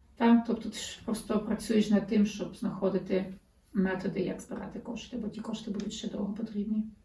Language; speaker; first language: Ukrainian; early bilingual, heritage; Ukrainian